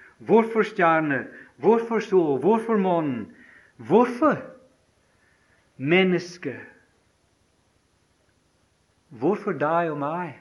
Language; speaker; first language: Norwegian; non-native, fluent; English